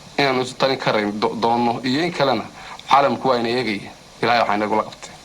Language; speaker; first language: Somali; native; Somali